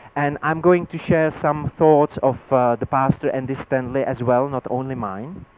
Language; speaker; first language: English; non-native, fluent; Czech